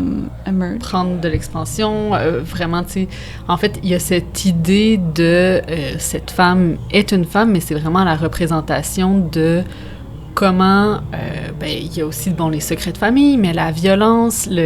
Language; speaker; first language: French; native; French